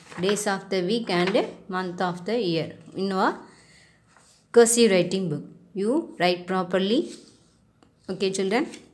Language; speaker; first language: English; non-native, local second language; Tamil